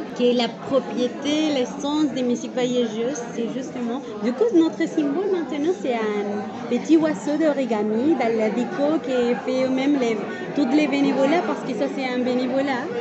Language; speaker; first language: French; non-native, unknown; Spanish